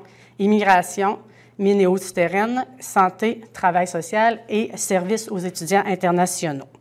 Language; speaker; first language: French; native; French